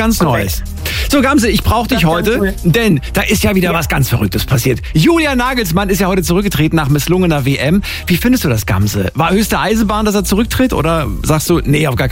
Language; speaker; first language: German; native; German